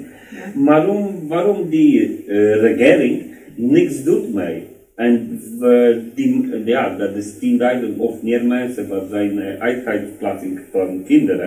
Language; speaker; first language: Dutch; non-native, learner; Polish